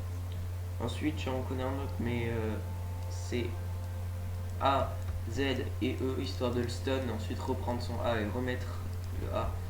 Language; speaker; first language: French; native; French